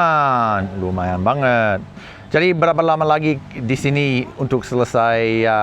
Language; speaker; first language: Indonesian; non-native, fluent; English